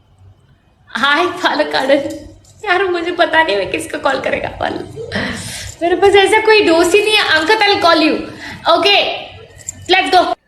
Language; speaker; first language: Hindi; non-native, learner; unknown